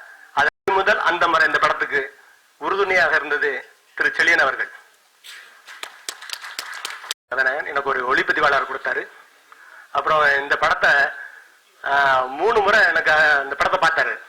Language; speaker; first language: Tamil; native; Tamil